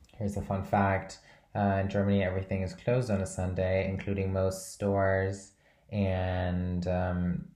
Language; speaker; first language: English; non-native, fluent; Portuguese